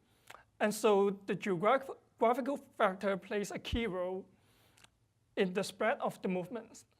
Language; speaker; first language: English; non-native, fluent; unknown